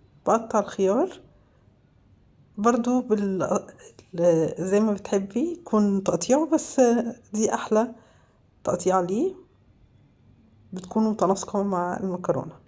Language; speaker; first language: Arabic; native; Arabic